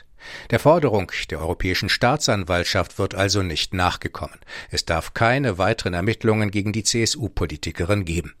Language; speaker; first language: German; native; German